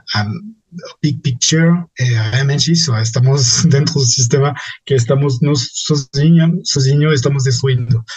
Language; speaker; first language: Portuguese; non-native, fluent; French